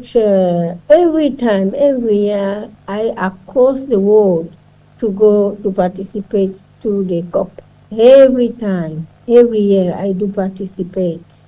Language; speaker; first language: English; non-native, learner; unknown